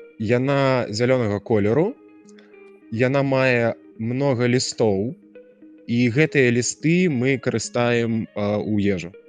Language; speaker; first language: Belarusian; native; Belarusian